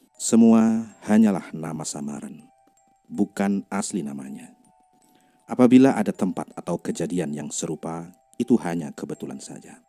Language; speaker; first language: Indonesian; native; Indonesian